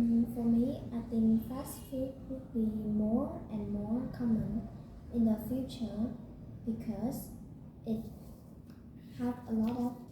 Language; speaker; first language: English; non-native, learner; Vietnamese